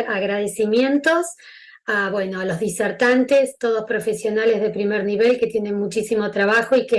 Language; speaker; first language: Spanish; native; Spanish